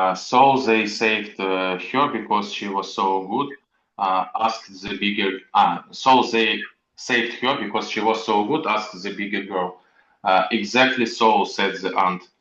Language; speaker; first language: English; non-native, learner; Russian